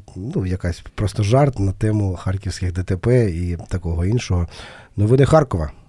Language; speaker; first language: Ukrainian; non-native, local second language; Russian